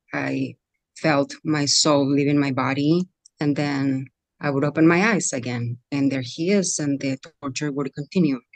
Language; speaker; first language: English; non-native, fluent; Spanish